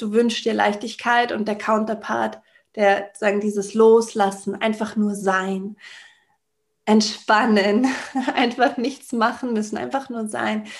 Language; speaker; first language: German; native; German